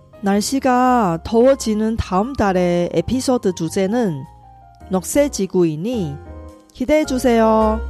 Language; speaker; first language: Korean; non-native, fluent; Chinese